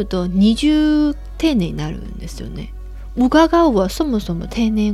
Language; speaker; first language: Japanese; non-native, fluent; Chinese